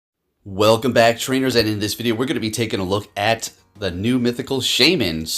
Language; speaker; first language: English; native; English